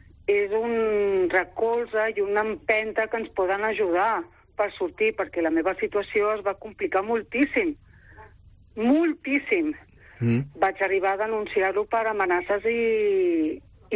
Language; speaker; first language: Catalan; non-native, local second language; Spanish